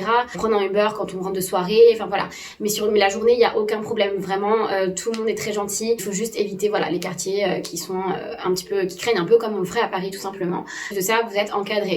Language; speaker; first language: French; native; French